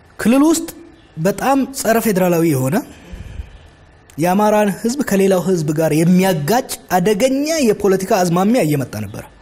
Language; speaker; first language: Amharic; non-native, local second language; Oromo